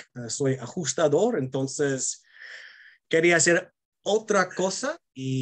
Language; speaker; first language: Spanish; non-native, fluent; English